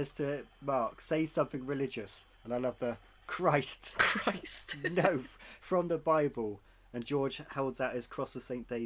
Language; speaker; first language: English; native; English